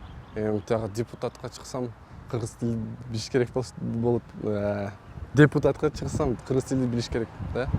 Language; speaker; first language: Kyrgyz; non-native, local second language; Russian